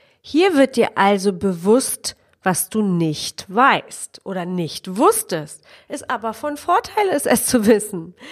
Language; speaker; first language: German; early bilingual, other home language; Polish